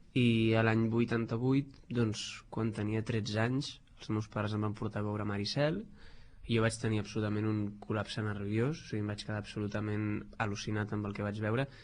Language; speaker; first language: Catalan; native; Catalan